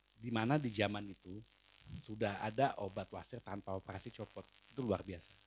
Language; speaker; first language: Indonesian; native; Indonesian